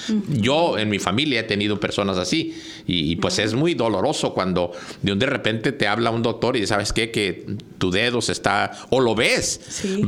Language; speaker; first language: Spanish; native; Spanish